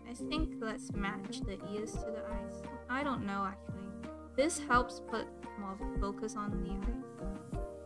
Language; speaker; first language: English; non-native, local second language; Cantonese